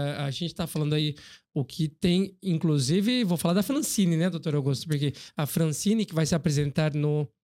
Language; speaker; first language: Portuguese; early bilingual, other home language; Korean